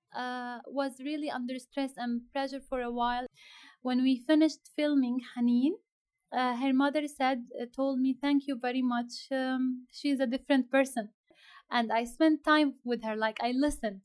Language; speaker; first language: English; non-native, fluent; Arabic